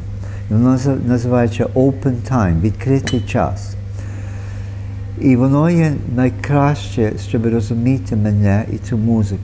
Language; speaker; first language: Ukrainian; early bilingual, heritage; Ukrainian